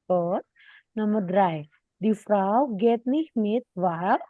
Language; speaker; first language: German; non-native, fluent; Indonesian